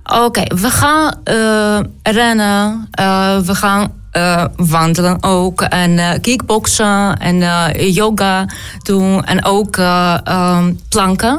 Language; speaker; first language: Dutch; non-native, learner; Ukrainian